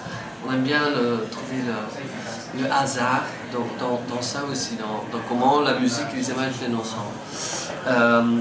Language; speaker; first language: French; non-native, fluent; Dutch